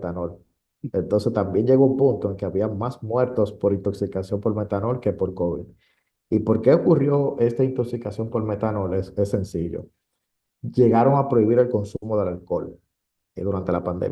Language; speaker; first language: Spanish; native; Spanish